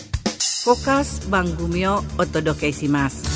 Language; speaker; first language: Japanese; non-native, fluent; Indonesian